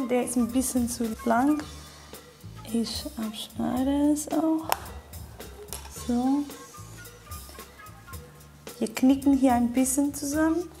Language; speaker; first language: German; non-native, fluent; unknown